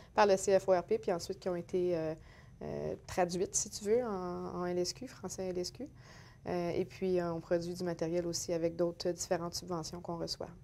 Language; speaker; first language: French; native; French